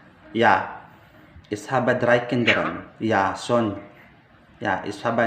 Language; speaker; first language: German; non-native, learner; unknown